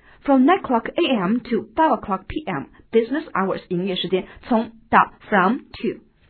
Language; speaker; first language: English; non-native, fluent; Chinese